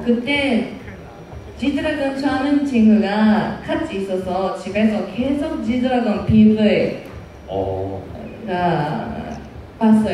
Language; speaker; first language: Korean; non-native, learner; Japanese